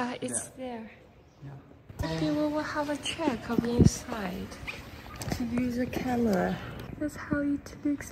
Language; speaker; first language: English; non-native, fluent; Chinese